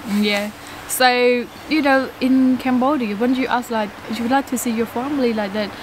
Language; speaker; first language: English; non-native, learner; Khmer